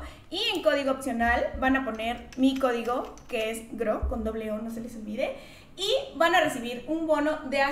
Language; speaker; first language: Spanish; native; Spanish